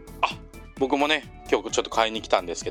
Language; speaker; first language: Japanese; native; Japanese